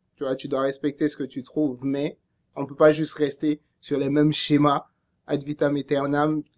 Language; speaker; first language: French; native; French